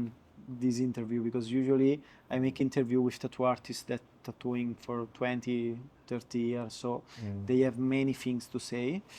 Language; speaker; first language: English; non-native, learner; Italian